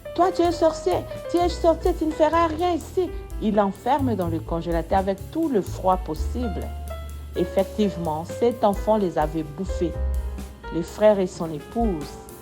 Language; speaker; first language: French; non-native, local second language; Lingala